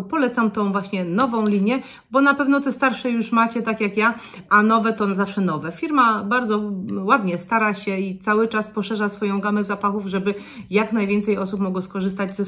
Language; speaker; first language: Polish; native; Polish